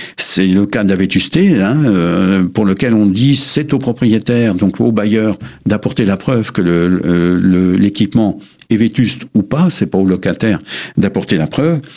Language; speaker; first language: French; native; French